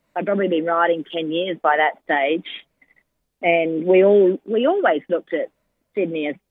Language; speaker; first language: English; native; English